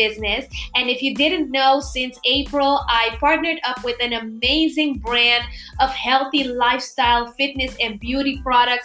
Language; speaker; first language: English; non-native, fluent; Papiamento